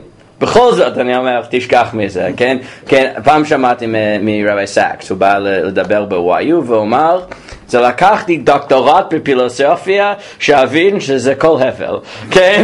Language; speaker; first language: Hebrew; non-native, fluent; English